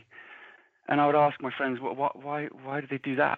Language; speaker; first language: English; native; English